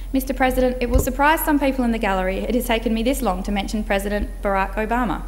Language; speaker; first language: English; native; English